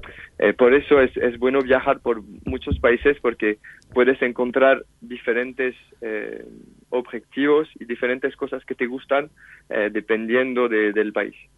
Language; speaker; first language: Spanish; non-native, fluent; French